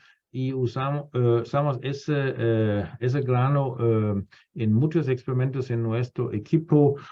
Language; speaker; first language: Spanish; non-native, fluent; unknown